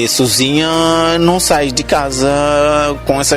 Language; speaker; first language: Portuguese; native; Portuguese